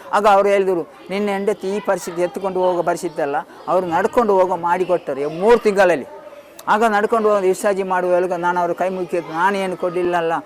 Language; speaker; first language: Kannada; non-native, local second language; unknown